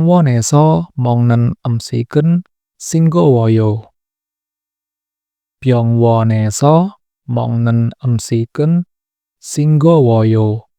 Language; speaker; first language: Korean; non-native, fluent; Indonesian